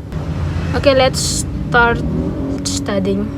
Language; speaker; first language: English; non-native, learner; Indonesian